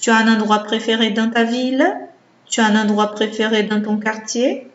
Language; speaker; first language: French; non-native, fluent; Portuguese